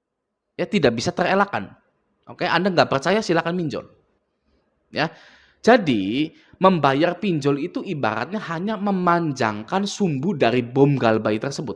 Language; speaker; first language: Indonesian; native; Indonesian